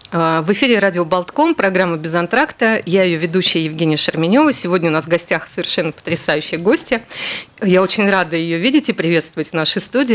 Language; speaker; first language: Russian; native; Russian